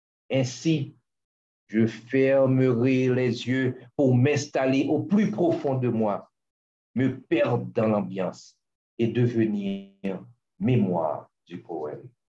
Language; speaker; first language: French; native; French